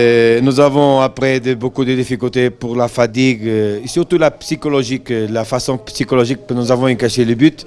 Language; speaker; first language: French; non-native, fluent; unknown